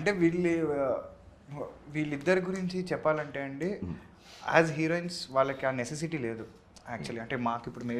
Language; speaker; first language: Telugu; native; Telugu